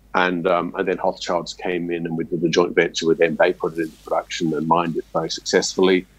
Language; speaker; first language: English; native; English